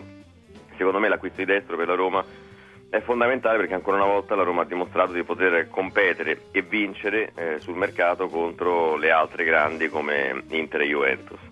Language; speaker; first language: Italian; native; Italian